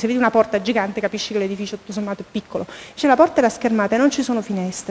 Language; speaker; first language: Italian; native; Italian